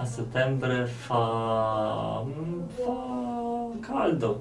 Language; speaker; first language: Italian; non-native, learner; Polish